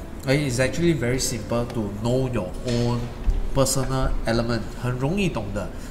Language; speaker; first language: English; non-native, local second language; Chinese